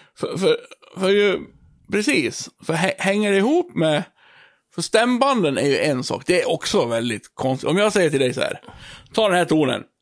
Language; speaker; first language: Swedish; native; Swedish